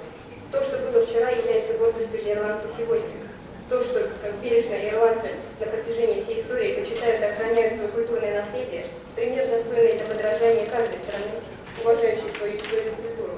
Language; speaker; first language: Russian; native; Russian